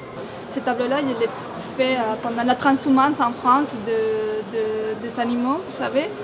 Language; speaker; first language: French; non-native, fluent; Spanish